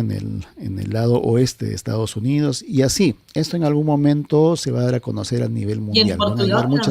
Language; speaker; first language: Spanish; native; Spanish